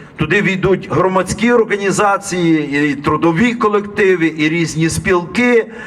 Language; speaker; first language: Ukrainian; native; Ukrainian